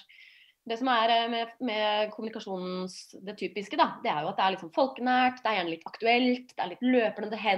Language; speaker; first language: Norwegian; native; Norwegian